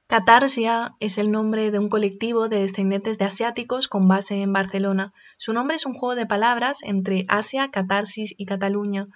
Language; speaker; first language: Spanish; early bilingual, other home language; Chinese